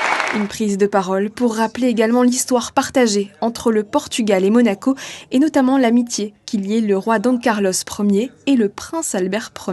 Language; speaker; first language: French; native; French